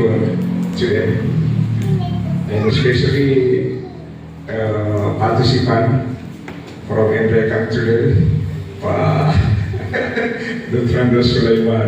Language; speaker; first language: English; non-native, fluent; Indonesian